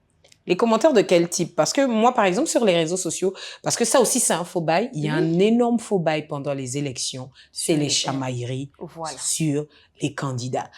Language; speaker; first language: French; native; French